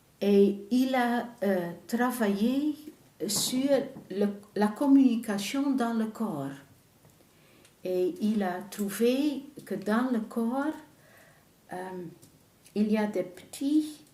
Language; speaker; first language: French; non-native, fluent; Dutch